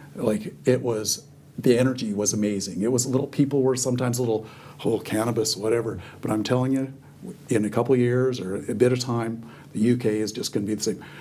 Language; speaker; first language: English; native; English